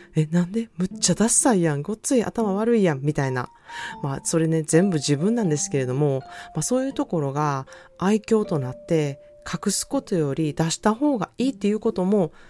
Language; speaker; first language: Japanese; native; Japanese